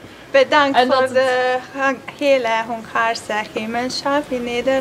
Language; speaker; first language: Dutch; non-native, learner; Hungarian